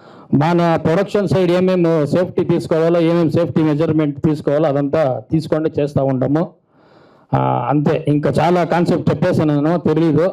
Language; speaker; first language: Telugu; non-native, local second language; Kannada